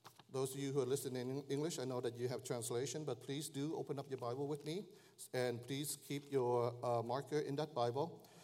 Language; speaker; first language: English; early bilingual, other home language; Vietnamese